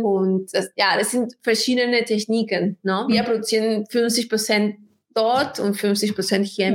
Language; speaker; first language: German; non-native, fluent; Spanish